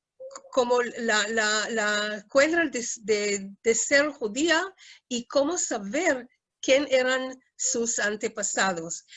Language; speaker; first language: Spanish; non-native, fluent; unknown